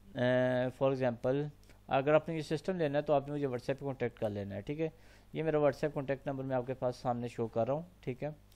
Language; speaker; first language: Urdu; non-native, local second language; Punjabi